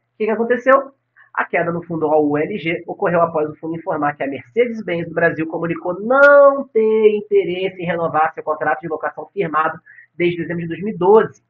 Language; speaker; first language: Portuguese; native; Portuguese